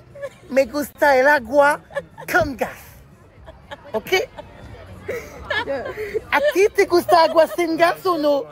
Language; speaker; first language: Spanish; non-native, learner; French